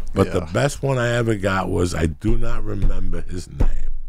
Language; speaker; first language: English; native; English